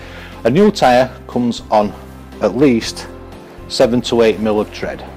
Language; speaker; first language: English; native; English